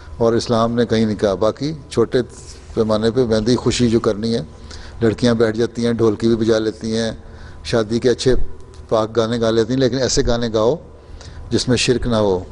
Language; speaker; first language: Urdu; native; Urdu